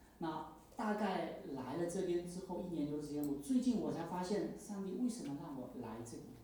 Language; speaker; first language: Chinese; native; Chinese